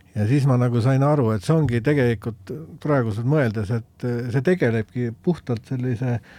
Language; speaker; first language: Estonian; native; Estonian